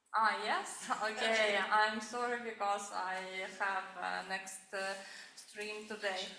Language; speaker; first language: English; non-native, learner; Ukrainian